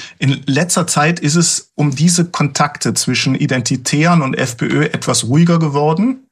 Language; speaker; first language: German; native; German